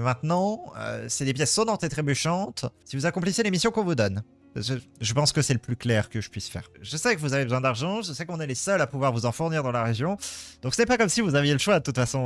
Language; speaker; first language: French; native; French